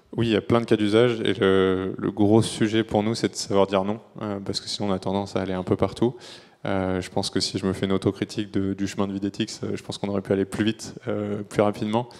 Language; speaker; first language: French; native; French